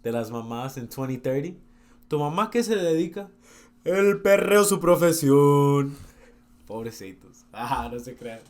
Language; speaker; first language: Spanish; early bilingual, heritage; Spanish